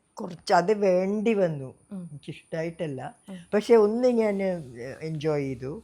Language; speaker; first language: Malayalam; early bilingual, heritage; Malayalam